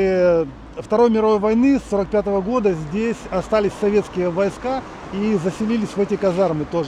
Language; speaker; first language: Russian; native; Russian